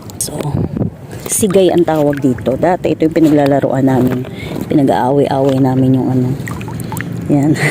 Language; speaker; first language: Filipino; non-native, local second language; Cebuano